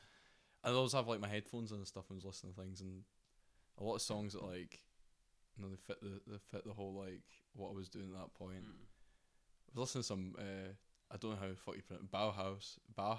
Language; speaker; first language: English; native; English